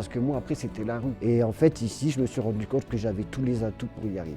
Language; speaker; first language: French; native; French